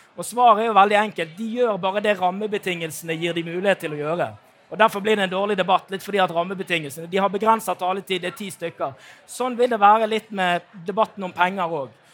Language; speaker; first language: Norwegian; native; Norwegian